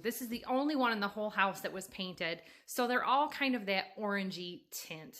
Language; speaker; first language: English; native; English